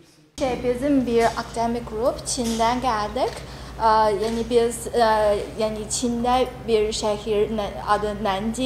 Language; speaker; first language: Turkish; non-native, learner; Chinese